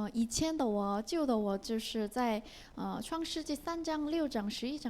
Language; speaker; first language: Chinese; non-native, learner; Korean